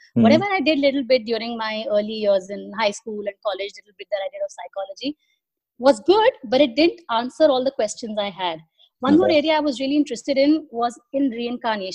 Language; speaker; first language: English; non-native, local second language; Hindi